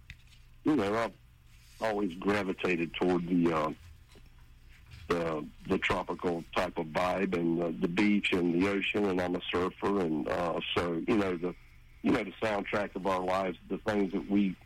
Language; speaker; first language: English; native; English